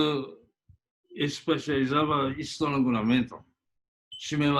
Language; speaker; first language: Portuguese; early bilingual, other home language; Japanese